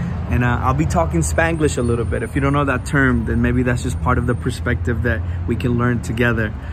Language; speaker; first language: English; early bilingual, other home language; Spanish